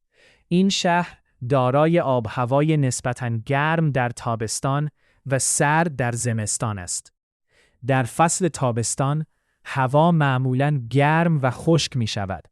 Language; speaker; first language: Persian; native; Persian